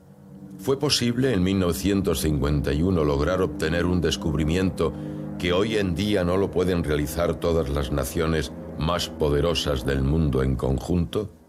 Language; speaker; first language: Spanish; native; Spanish